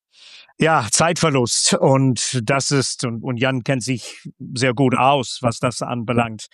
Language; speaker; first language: German; non-native, fluent; English